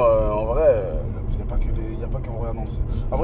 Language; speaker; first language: French; native; French